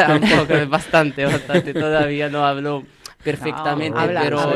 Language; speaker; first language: Spanish; non-native, learner; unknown